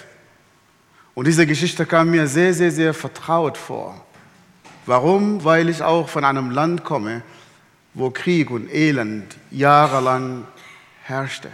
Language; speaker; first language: German; non-native, fluent; Arabic